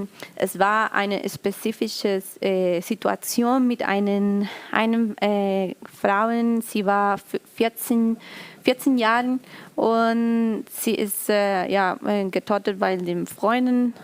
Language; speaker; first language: German; non-native, learner; Spanish